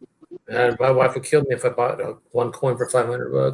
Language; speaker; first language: English; native; English